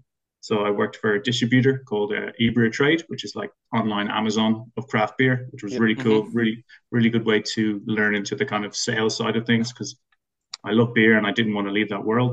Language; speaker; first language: English; native; English